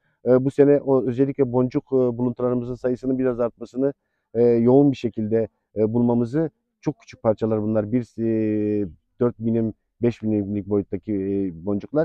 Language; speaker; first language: Turkish; native; Turkish